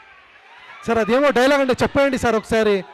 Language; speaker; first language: Telugu; non-native, learner; Kannada